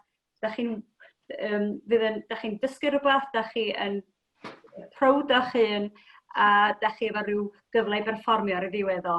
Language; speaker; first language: Welsh; native; Welsh